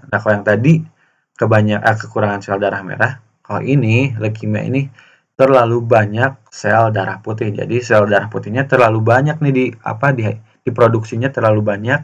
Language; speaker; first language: Indonesian; native; Indonesian